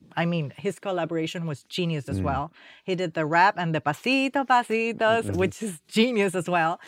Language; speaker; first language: English; non-native, fluent; Spanish